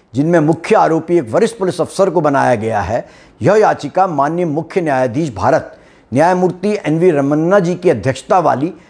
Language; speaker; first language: Hindi; native; Hindi